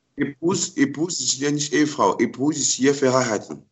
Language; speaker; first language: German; non-native, learner; French